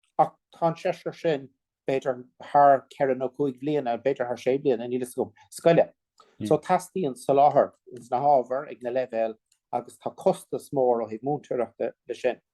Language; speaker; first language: Irish; non-native, local second language; English